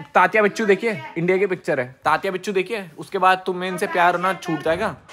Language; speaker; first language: Hindi; native; Hindi